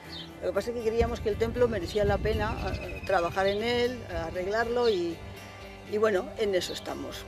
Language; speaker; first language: Spanish; native; Spanish